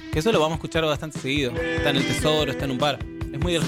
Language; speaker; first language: Spanish; native; Spanish